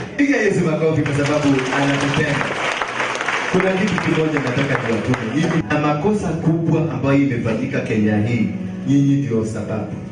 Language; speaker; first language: Swahili; non-native, local second language; Kikuyu